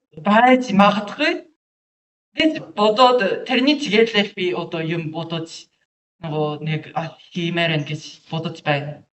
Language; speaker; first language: Mongolian; non-native, learner; Japanese